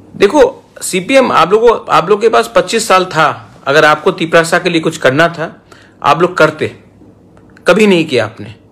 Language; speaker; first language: Hindi; non-native, local second language; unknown